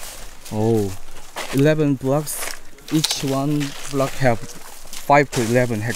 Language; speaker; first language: English; non-native, learner; Korean